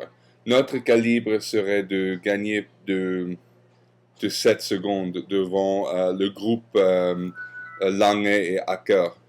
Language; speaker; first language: French; non-native, fluent; German